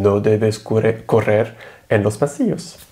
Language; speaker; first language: Spanish; non-native, fluent; French